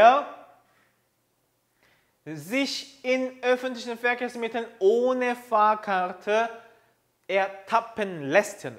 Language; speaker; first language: German; non-native, fluent; Korean